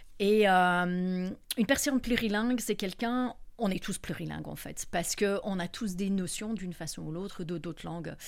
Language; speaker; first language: French; non-native, fluent; English